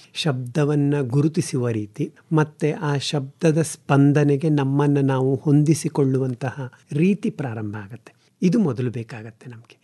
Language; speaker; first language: Kannada; native; Kannada